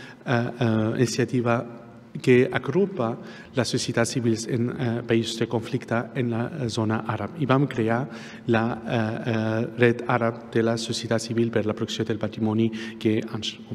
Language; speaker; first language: Catalan; non-native, fluent; Arabic